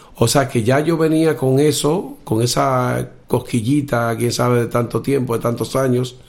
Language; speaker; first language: Spanish; native; Spanish